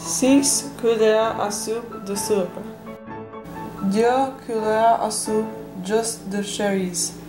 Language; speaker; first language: French; non-native, learner; English